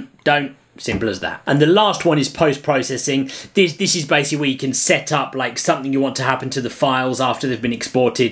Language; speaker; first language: English; native; English